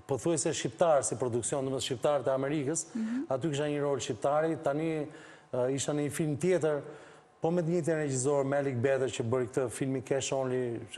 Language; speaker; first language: Albanian; native; Albanian